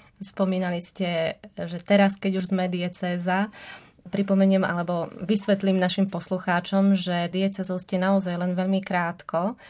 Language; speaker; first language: Slovak; native; Slovak